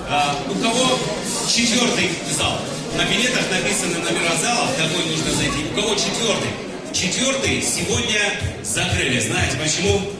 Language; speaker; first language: Russian; non-native, local second language; Kyrgyz